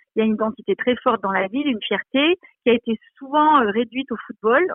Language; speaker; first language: French; native; French